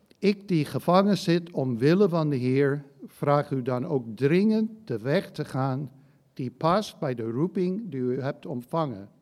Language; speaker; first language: Dutch; non-native, fluent; English